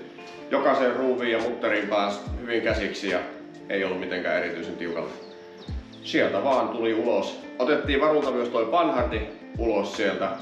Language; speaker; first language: Finnish; native; Finnish